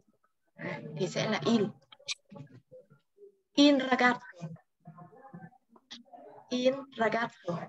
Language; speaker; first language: Italian; non-native, learner; Vietnamese